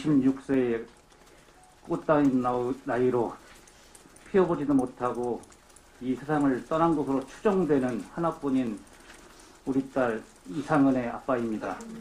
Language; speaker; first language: Korean; native; Korean